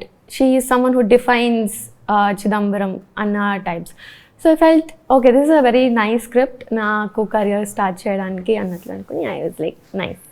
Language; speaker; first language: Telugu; early bilingual, heritage; Telugu